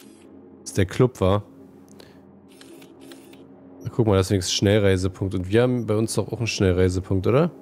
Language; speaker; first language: German; native; German